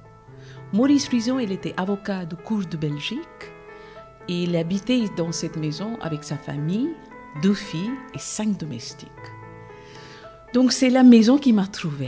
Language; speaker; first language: French; non-native, fluent; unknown